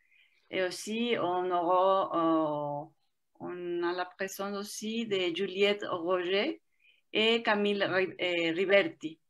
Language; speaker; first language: French; non-native, fluent; Spanish